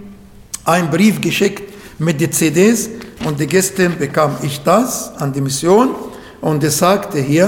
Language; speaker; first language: German; non-native, learner; Arabic